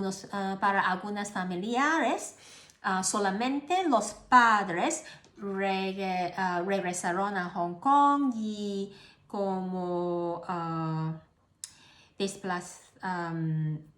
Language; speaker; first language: Spanish; non-native, learner; Cantonese